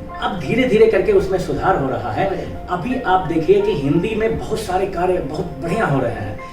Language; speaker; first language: Hindi; native; Hindi